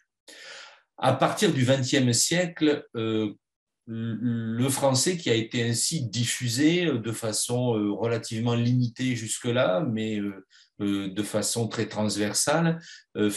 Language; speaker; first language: French; native; French